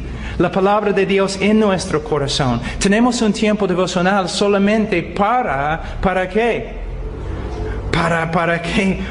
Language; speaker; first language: Spanish; non-native, fluent; English